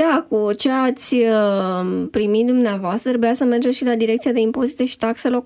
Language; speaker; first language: Romanian; native; Romanian